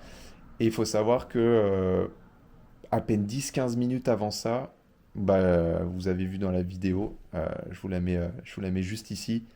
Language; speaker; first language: French; native; French